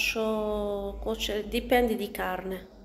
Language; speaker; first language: Italian; non-native, learner; Arabic